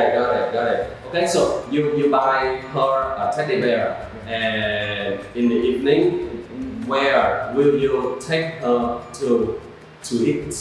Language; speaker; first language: English; non-native, learner; Vietnamese